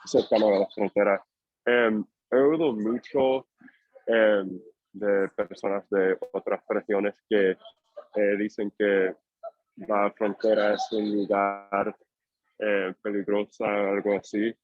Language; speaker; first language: Spanish; non-native, fluent; English